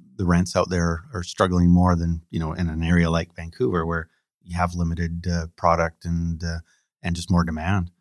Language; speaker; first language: English; native; English